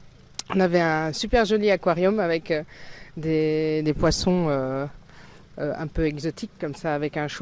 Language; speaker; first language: French; non-native, fluent; Dutch